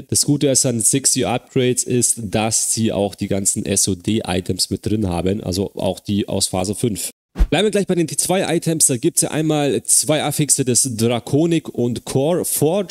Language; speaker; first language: German; native; German